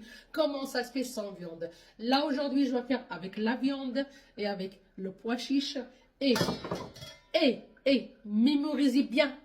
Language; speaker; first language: French; non-native, local second language; Arabic